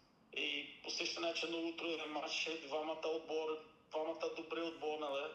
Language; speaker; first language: Bulgarian; non-native, learner; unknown